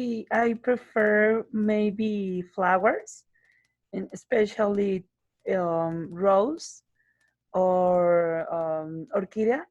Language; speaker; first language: English; non-native, learner; Spanish